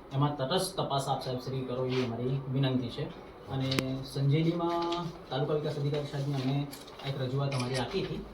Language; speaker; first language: Gujarati; native; Gujarati